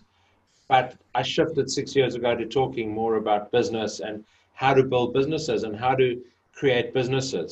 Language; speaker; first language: English; native; English